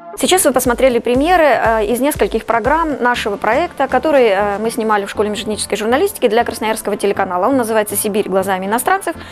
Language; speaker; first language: Russian; native; Russian